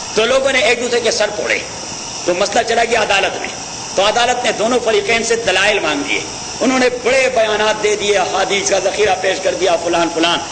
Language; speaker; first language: Urdu; non-native, local second language; Pashto